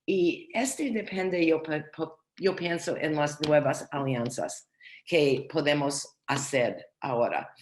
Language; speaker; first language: Spanish; non-native, learner; English